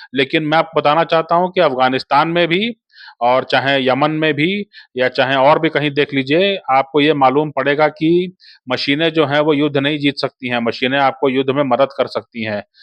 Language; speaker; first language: Hindi; native; Hindi